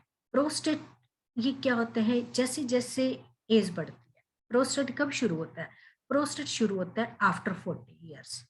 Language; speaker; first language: Hindi; native; Hindi